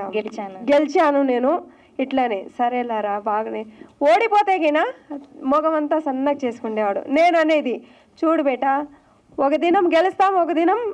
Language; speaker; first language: Telugu; non-native, local second language; Lambadi